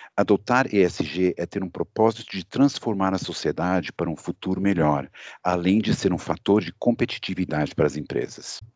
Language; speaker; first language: Portuguese; native; Portuguese